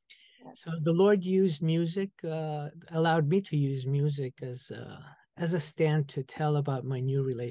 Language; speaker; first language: English; early bilingual, other home language; Spanish